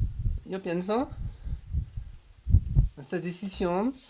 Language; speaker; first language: Italian; non-native, learner; German